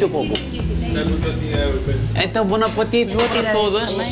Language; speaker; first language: Portuguese; non-native, fluent; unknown